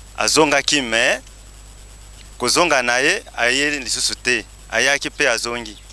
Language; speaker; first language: Lingala; non-native, local second language; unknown